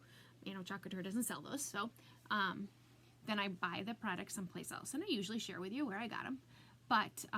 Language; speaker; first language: English; native; English